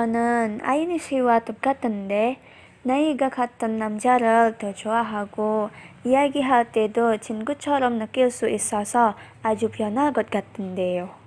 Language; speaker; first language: Korean; non-native, learner; Indonesian